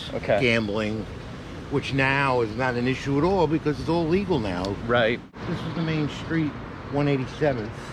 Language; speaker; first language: English; native; English